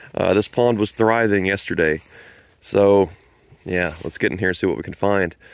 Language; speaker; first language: English; native; English